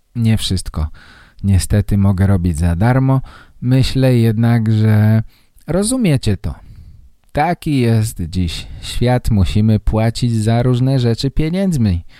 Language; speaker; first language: Polish; native; Polish